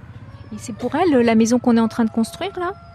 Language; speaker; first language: French; native; French